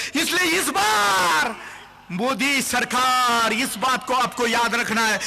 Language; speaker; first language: Hindi; non-native, local second language; Marathi